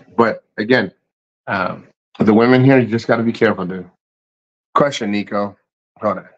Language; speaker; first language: English; native; English